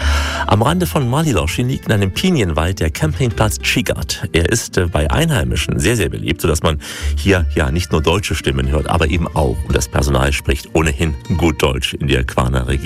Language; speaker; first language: German; native; German